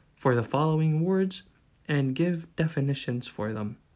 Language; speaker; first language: English; non-native, fluent; Arabic